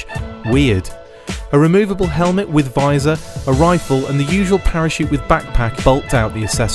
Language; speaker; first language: English; native; English